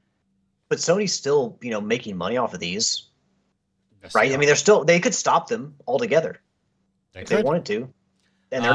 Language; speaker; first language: English; native; English